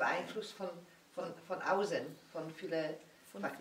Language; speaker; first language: German; non-native, learner; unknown